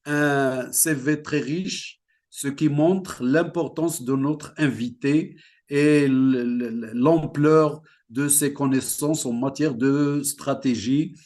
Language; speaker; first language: French; non-native, local second language; Central Atlas Tamazight